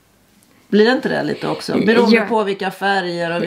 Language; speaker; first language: Swedish; native; Swedish